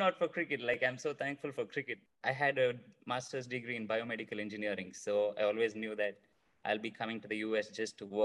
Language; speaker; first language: English; non-native, local second language; Kannada